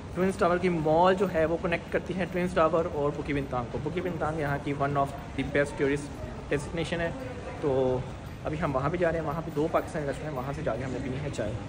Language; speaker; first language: Urdu; non-native, local second language; Punjabi